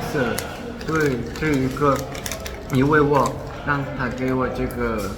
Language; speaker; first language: Chinese; non-native, learner; Mongolian